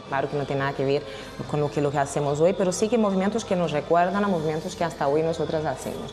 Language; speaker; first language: Spanish; non-native, fluent; Portuguese